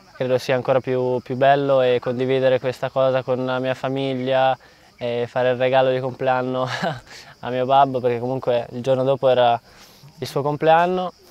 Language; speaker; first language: Italian; native; Italian